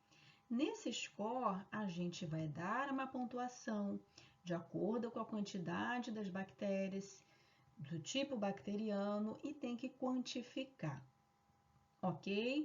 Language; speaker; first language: Portuguese; native; Portuguese